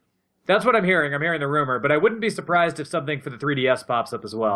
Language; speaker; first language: English; native; English